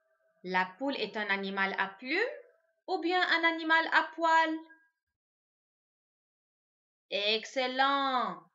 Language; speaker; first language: French; non-native, local second language; Arabic